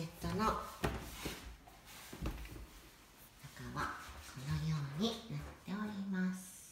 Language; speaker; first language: Japanese; native; Japanese